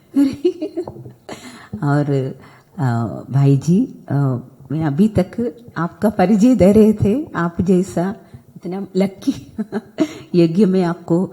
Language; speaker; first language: Hindi; non-native, local second language; Malayalam